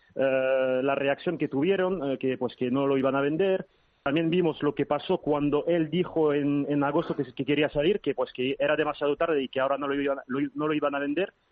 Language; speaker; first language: Spanish; early bilingual, heritage; French